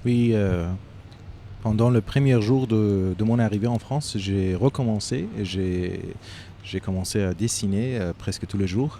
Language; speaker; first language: French; non-native, fluent; Persian